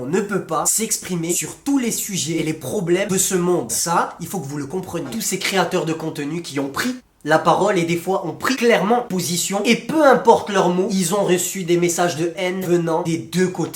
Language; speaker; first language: French; native; French